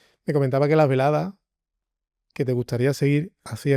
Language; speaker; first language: Spanish; native; Spanish